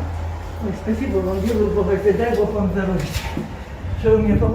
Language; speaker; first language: Russian; native; Russian